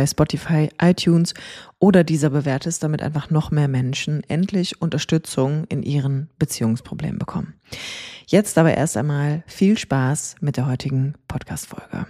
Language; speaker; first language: German; native; German